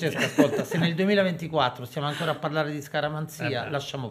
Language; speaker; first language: Italian; native; Italian